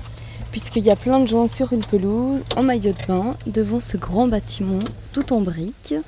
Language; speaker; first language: French; native; French